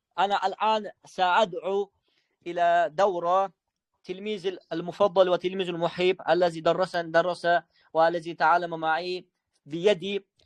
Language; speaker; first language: Arabic; non-native, fluent; Uzbek